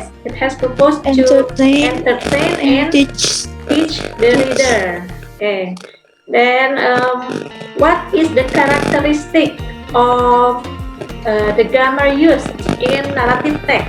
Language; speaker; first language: English; non-native, fluent; Indonesian